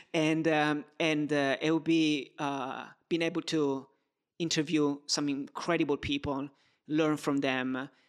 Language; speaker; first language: English; non-native, fluent; Italian